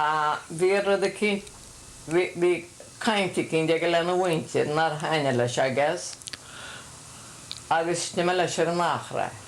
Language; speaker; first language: Irish; native; Irish